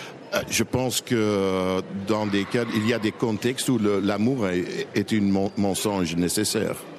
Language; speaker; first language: French; non-native, local second language; Dutch